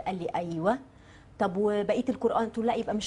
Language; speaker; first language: Arabic; native; Arabic